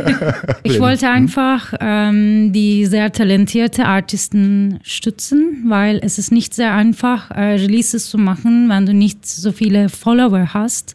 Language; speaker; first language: German; non-native, learner; Turkish